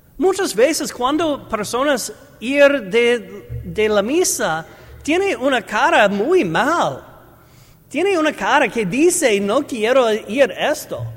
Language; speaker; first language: Spanish; non-native, learner; English